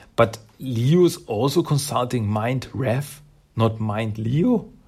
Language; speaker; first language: English; non-native, fluent; German